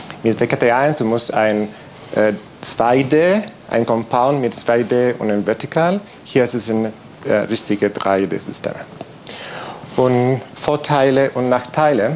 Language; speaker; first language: German; non-native, learner; Spanish